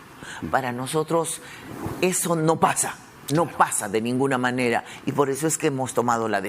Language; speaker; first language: Spanish; native; Spanish